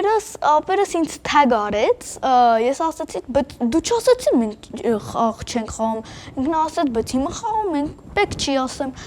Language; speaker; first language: Armenian; early bilingual, heritage; Armenian